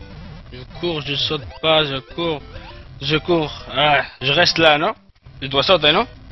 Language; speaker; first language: French; non-native, fluent; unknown